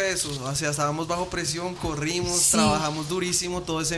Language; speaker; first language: Spanish; native; Spanish